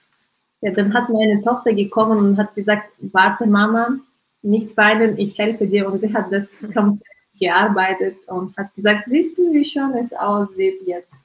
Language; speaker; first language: German; non-native, learner; Russian